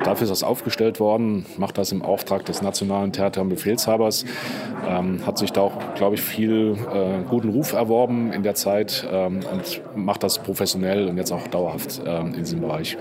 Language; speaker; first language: German; native; German